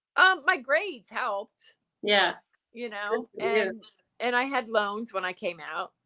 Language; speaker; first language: English; native; English